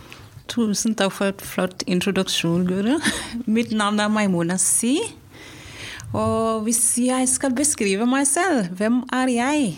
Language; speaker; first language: Norwegian; non-native, fluent; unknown